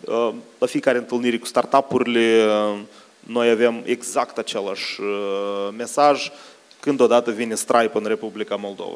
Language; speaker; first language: Romanian; native; Romanian